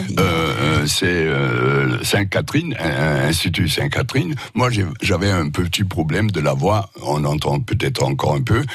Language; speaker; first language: French; non-native, fluent; German